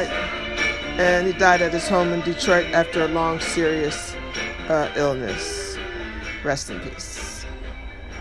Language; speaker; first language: English; native; English